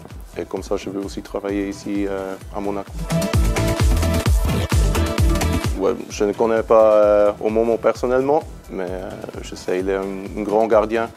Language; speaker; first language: French; non-native, learner; German